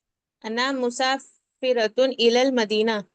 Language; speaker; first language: Arabic; non-native, learner; Urdu